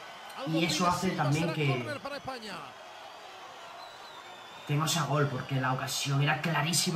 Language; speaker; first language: Spanish; native; Spanish